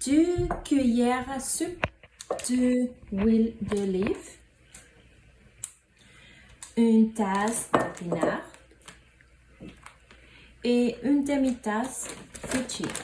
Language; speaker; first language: French; non-native, learner; Spanish